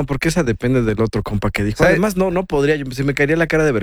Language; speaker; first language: Spanish; native; Spanish